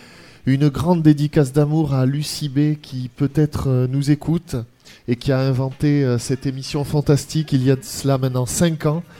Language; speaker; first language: French; native; French